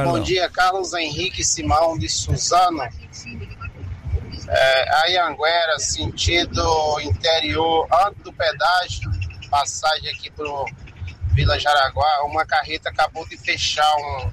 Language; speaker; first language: Portuguese; native; Portuguese